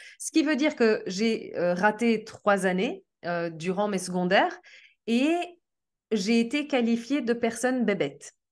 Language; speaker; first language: French; early bilingual, other home language; Portuguese